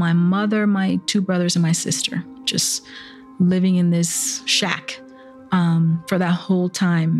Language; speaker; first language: English; native; English